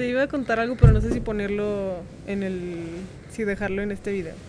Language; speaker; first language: Spanish; native; Spanish